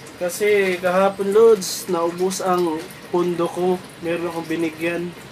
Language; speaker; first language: Filipino; non-native, local second language; Cebuano